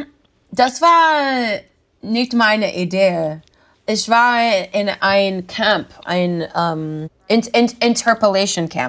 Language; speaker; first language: German; non-native, learner; English